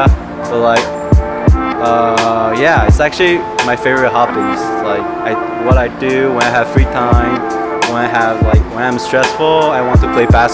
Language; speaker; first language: English; early bilingual, other home language; Chinese